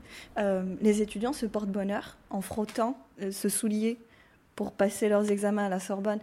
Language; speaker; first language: French; non-native, local second language; Arabic